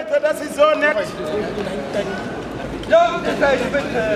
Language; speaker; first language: German; non-native, learner; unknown